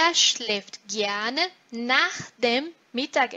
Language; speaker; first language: German; non-native, fluent; Portuguese